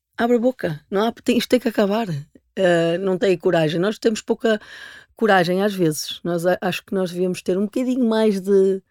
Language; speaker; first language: Portuguese; native; Portuguese